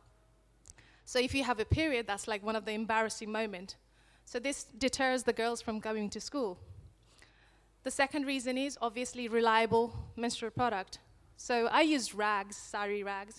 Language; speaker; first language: English; non-native, local second language; Nepali